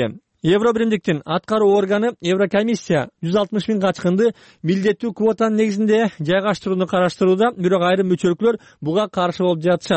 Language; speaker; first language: Kyrgyz; native; Kyrgyz